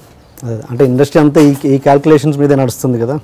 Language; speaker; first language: Telugu; native; Telugu